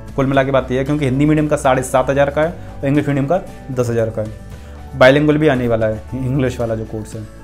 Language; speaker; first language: Hindi; native; Hindi